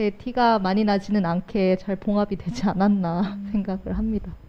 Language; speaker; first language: Korean; native; Korean